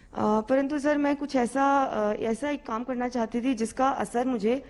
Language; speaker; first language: Hindi; native; Hindi